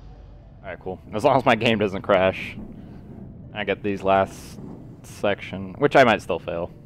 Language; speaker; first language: English; native; English